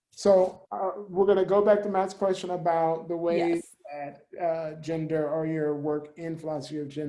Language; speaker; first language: English; native; English